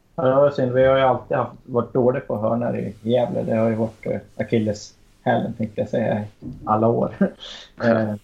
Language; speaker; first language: Swedish; native; Swedish